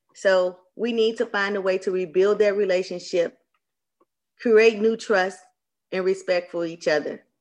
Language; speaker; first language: English; native; English